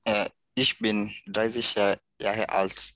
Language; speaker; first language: German; non-native, learner; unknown